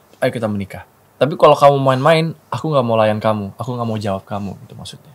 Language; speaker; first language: Indonesian; native; Indonesian